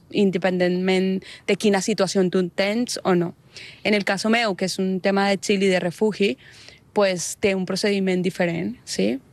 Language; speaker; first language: Catalan; non-native, fluent; Spanish